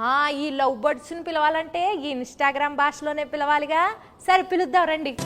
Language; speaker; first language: Telugu; native; Telugu